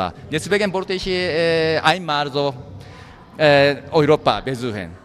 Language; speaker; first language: German; non-native, learner; Japanese